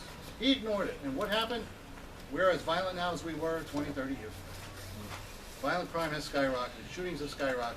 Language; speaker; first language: English; native; English